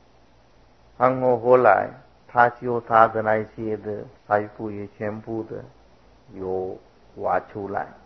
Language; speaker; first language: Chinese; non-native, fluent; Sinhala